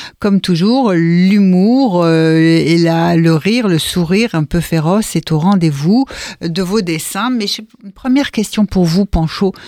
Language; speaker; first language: French; native; French